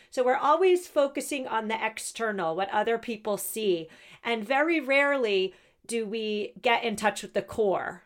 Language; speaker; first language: English; native; English